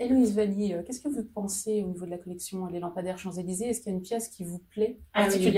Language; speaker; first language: French; native; French